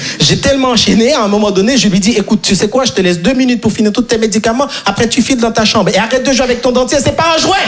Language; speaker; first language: French; non-native, local second language; Haitian Creole